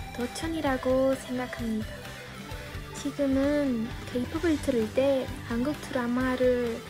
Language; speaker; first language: Korean; non-native, learner; Spanish